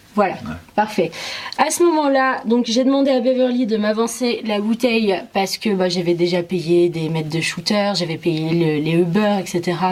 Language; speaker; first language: French; early bilingual, other home language; Arabic